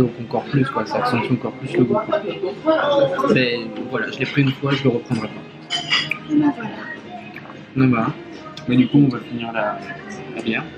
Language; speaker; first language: French; native; French